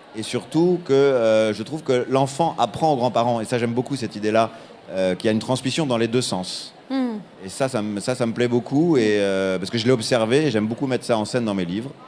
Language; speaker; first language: French; native; French